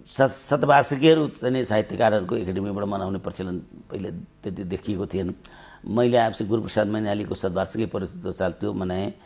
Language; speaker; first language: Nepali; native; Nepali